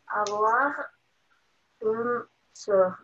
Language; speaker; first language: French; non-native, learner; Russian